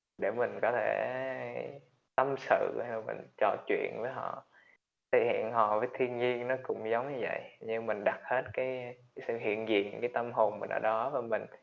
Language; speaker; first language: Vietnamese; native; Vietnamese